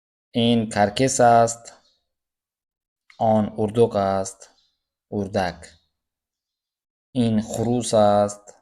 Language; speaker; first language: Persian; non-native, fluent; Urdu